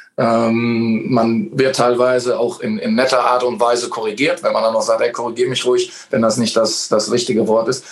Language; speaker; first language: German; native; German